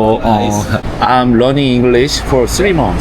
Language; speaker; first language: English; non-native, learner; Korean